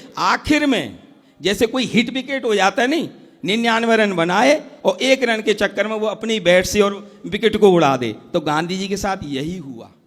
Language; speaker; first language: Hindi; native; Hindi